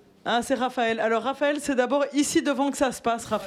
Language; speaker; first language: French; native; French